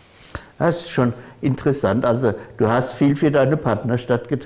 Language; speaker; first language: German; native; German